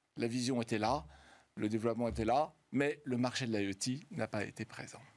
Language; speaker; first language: French; native; French